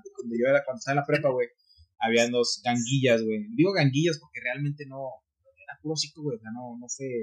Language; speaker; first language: Spanish; early bilingual, heritage; Spanish